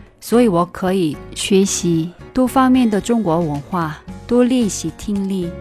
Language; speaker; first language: Chinese; non-native, fluent; Korean